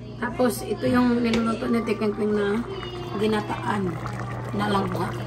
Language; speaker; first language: Filipino; non-native, local second language; Cebuano